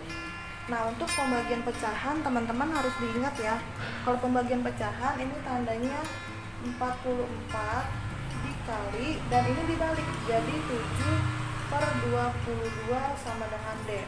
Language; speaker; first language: Indonesian; native; Indonesian